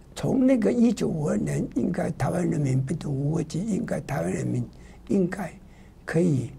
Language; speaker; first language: Chinese; non-native, local second language; Min Nan Chinese